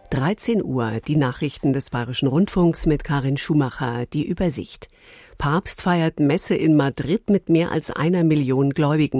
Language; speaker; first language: German; native; German